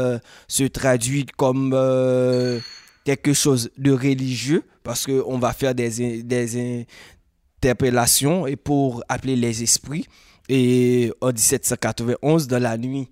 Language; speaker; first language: French; non-native, local second language; Haitian Creole